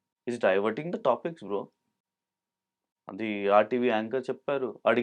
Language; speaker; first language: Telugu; non-native, local second language; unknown